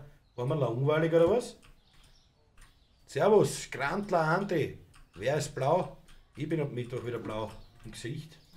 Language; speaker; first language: German; native; German